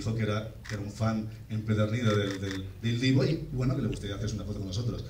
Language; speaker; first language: Spanish; early bilingual, heritage; Spanish